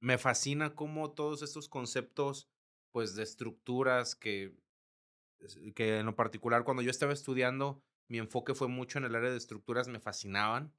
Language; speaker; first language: Spanish; native; Spanish